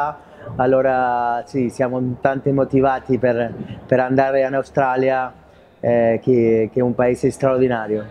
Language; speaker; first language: Italian; non-native, fluent; Spanish